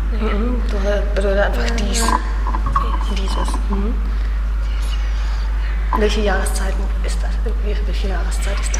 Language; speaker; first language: German; non-native, fluent; Czech